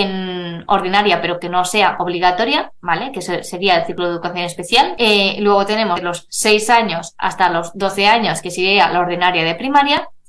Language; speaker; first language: Spanish; native; Spanish